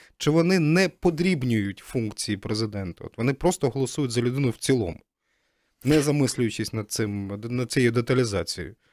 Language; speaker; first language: Ukrainian; native; Ukrainian